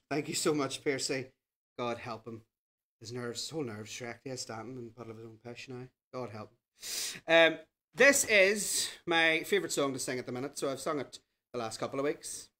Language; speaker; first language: English; native; English